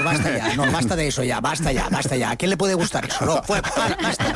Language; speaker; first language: Spanish; native; Spanish